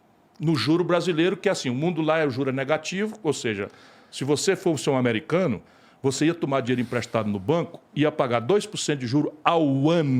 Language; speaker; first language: Portuguese; native; Portuguese